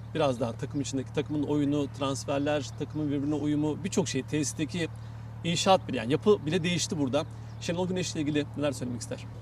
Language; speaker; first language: Turkish; native; Turkish